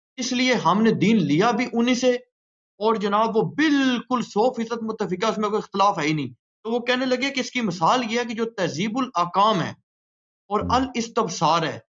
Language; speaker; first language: Urdu; native; Urdu